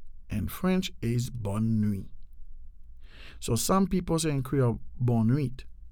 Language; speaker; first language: English; non-native, fluent; Haitian Creole